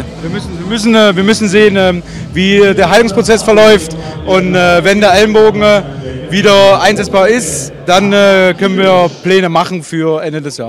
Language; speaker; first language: German; native; German